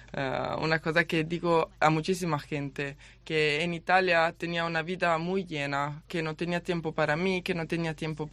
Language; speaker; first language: Spanish; non-native, learner; Italian